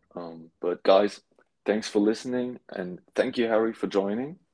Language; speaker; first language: English; non-native, fluent; German